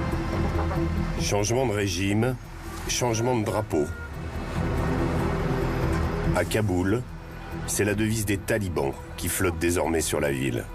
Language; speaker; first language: French; native; French